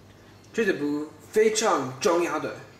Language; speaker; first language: Chinese; non-native, learner; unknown